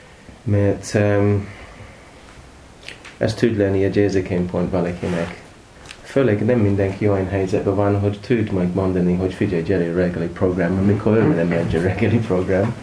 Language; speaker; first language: Hungarian; non-native, learner; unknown